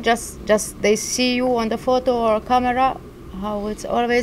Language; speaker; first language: English; non-native, learner; Hungarian